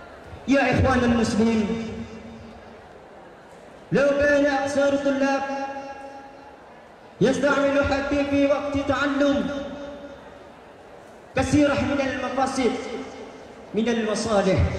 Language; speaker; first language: Arabic; non-native, learner; Indonesian